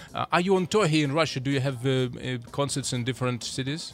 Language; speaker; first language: English; non-native, fluent; Russian